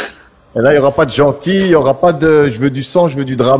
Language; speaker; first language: French; native; French